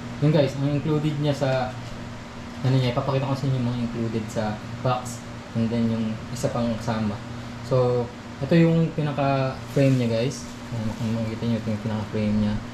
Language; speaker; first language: Filipino; non-native, local second language; Cebuano